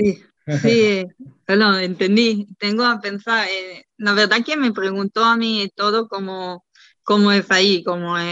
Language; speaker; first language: Spanish; non-native, learner; Hebrew